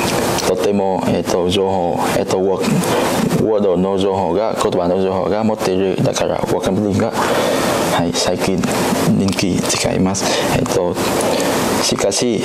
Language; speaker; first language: Japanese; non-native, learner; Vietnamese